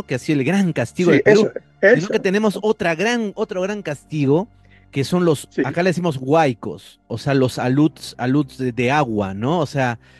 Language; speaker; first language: Spanish; native; Spanish